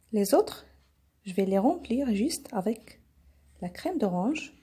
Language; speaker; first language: French; non-native, local second language; Arabic